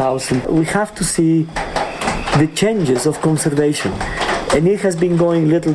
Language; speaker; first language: English; non-native, fluent; Spanish